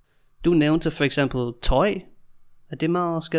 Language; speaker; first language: Danish; non-native, fluent; English